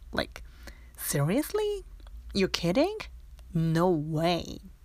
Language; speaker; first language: English; non-native, fluent; Japanese